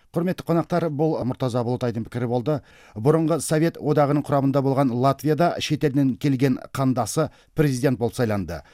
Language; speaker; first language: Kazakh; native; Kazakh